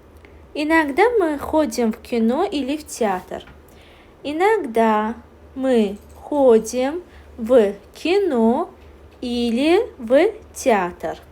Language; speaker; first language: Russian; non-native, learner; Azerbaijani